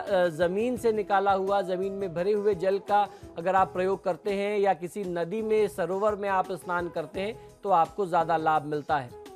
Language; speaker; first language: Hindi; native; Hindi